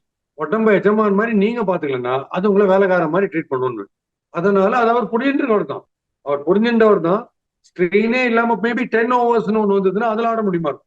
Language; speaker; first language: Tamil; native; Tamil